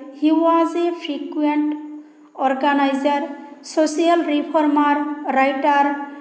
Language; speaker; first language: English; non-native, local second language; Assamese